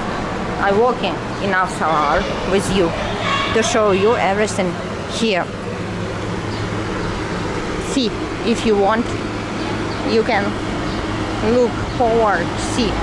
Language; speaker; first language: English; non-native, learner; Russian